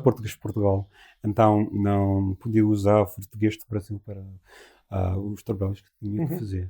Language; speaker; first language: Portuguese; non-native, learner; English